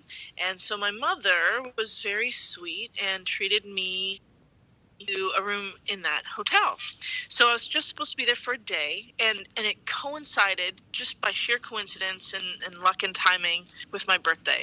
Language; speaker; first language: English; native; English